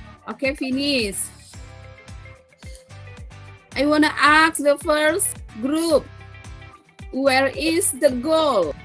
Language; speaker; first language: English; non-native, learner; Indonesian